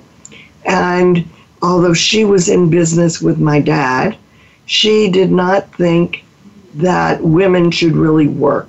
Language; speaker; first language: English; native; English